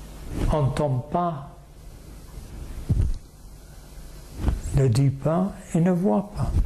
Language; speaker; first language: French; non-native, fluent; English